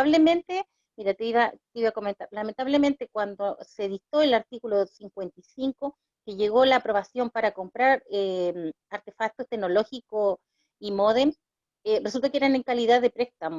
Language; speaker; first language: Spanish; native; Spanish